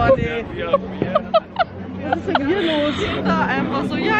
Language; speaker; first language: German; native; German